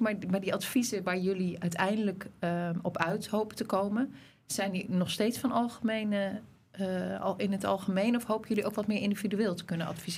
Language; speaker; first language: Dutch; native; Dutch